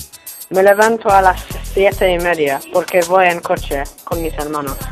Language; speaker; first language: Spanish; non-native, learner; English